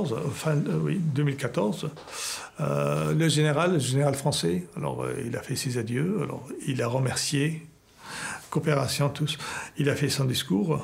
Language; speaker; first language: French; non-native, fluent; Persian